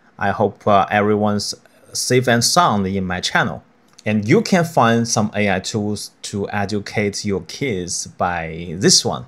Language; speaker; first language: English; non-native, fluent; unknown